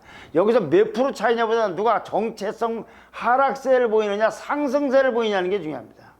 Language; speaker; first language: Korean; native; Korean